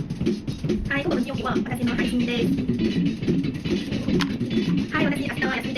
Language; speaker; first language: Japanese; non-native, learner; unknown